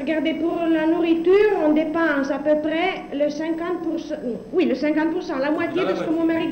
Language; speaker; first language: French; non-native, fluent; Italian